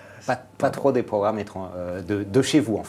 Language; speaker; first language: French; native; French